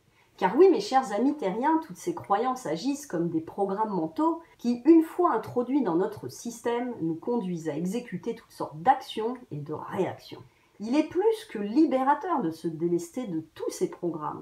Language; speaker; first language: French; native; French